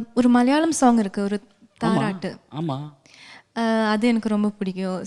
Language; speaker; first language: Tamil; non-native, local second language; Malayalam